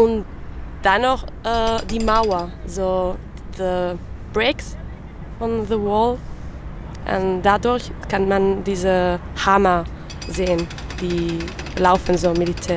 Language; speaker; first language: German; non-native, learner; French